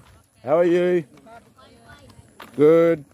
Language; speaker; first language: English; native; English